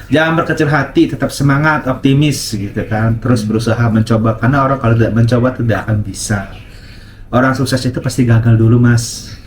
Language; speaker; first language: Indonesian; non-native, local second language; Sundanese